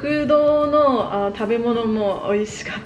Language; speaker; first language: Japanese; non-native, learner; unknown